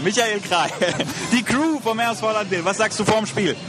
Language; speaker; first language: German; native; German